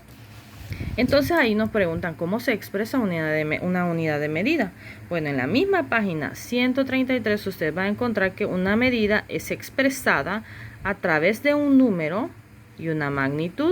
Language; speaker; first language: Spanish; native; Spanish